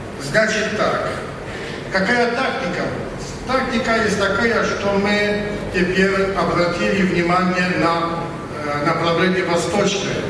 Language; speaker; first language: Russian; non-native, learner; Polish